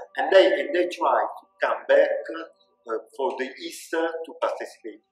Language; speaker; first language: English; non-native, learner; Italian